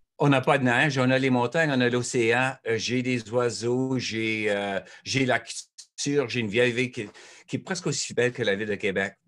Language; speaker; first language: French; native; French